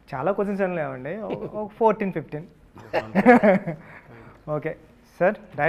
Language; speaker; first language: Telugu; native; Telugu